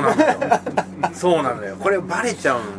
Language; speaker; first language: Japanese; native; Japanese